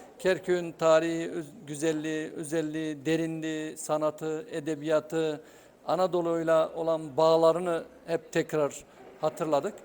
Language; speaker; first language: Turkish; native; Turkish